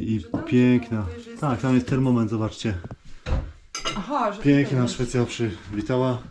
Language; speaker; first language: Polish; native; Polish